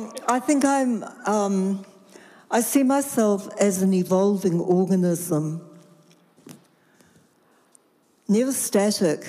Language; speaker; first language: English; native; English